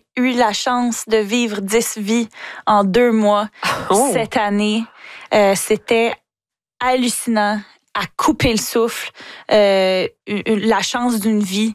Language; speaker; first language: French; native; French